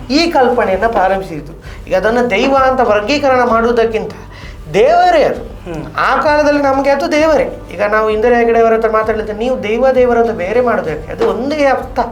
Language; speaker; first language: Kannada; non-native, local second language; Tulu